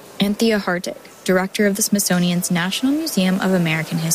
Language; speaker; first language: English; native; English